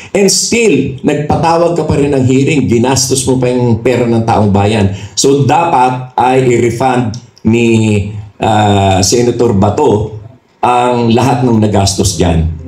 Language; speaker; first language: Filipino; non-native, local second language; Cebuano